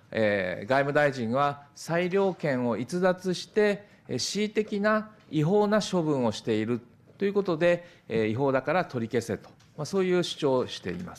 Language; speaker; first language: Japanese; native; Japanese